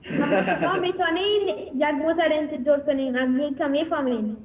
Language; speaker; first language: Persian; early bilingual, heritage; Persian